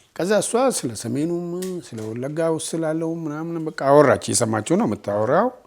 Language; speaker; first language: Amharic; non-native, local second language; Oromo